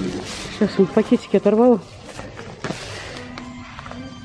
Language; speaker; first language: Russian; native; Russian